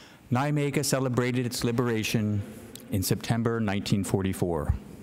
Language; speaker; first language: English; native; English